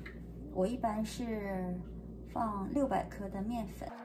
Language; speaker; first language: Chinese; native; Chinese